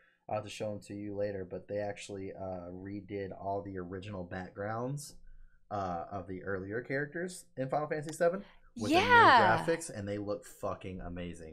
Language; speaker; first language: English; native; English